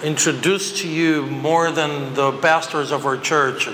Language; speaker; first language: English; non-native, fluent; Portuguese